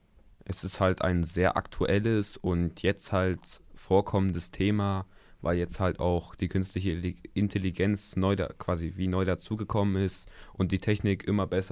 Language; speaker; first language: German; native; German